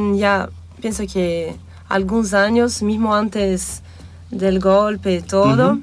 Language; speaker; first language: Spanish; non-native, fluent; Portuguese